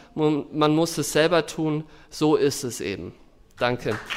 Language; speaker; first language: German; native; German